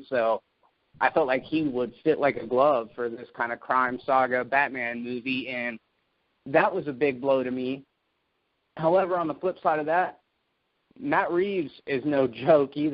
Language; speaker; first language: English; native; English